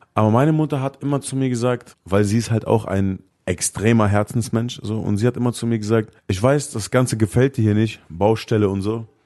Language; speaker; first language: German; early bilingual, other home language; Arabic